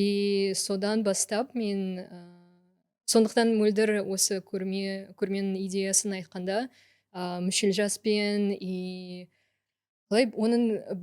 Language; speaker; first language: Kazakh; non-native, local second language; Russian